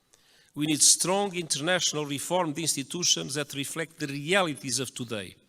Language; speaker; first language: English; non-native, fluent; Portuguese